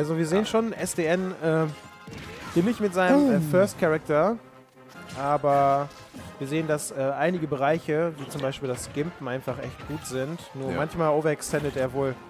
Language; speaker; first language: German; native; German